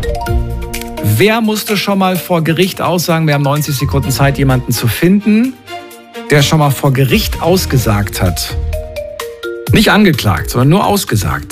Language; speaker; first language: German; native; German